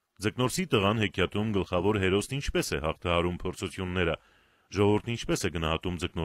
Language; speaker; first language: Armenian; native; Armenian